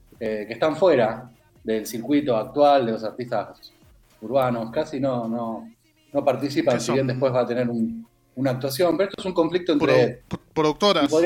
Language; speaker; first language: Spanish; native; Spanish